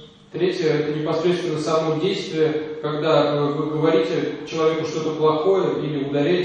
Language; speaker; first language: Russian; native; Russian